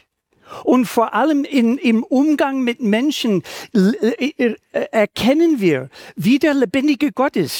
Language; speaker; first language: German; native; German